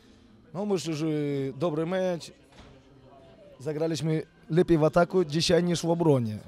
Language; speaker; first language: Polish; non-native, fluent; Russian